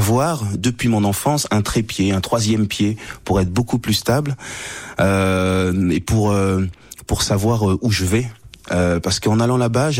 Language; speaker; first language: French; native; French